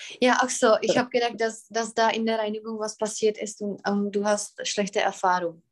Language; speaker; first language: German; non-native, fluent; Czech